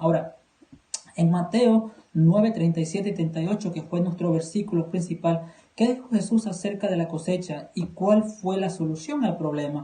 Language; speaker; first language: Spanish; native; Spanish